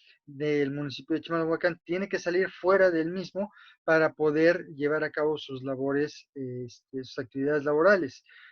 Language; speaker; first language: Spanish; native; Spanish